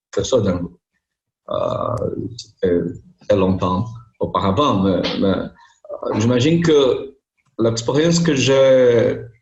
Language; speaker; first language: French; non-native, learner; Portuguese